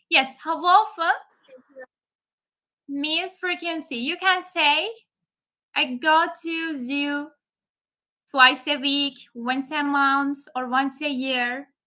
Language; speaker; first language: English; non-native, fluent; Turkish